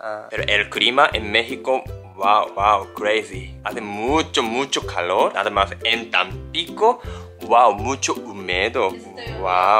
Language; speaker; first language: Spanish; non-native, learner; Japanese